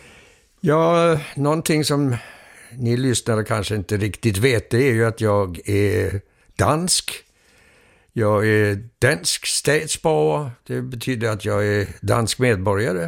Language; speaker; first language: Swedish; early bilingual, heritage; Swedish